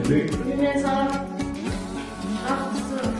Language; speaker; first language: Kazakh; non-native, learner; Uzbek